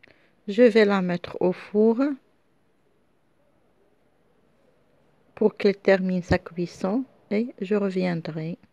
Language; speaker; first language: French; non-native, local second language; Arabic